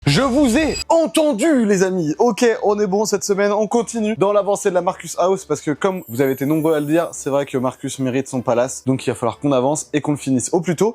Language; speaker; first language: French; native; French